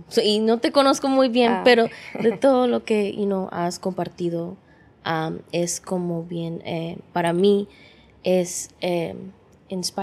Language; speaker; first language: Spanish; early bilingual, heritage; English